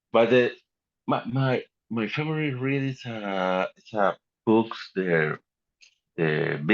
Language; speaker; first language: English; non-native, learner; Spanish